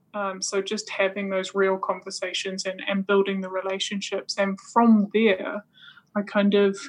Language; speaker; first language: English; native; English